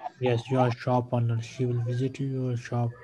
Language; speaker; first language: English; non-native, fluent; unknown